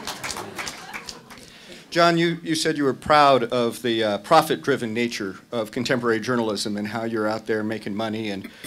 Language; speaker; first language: English; native; English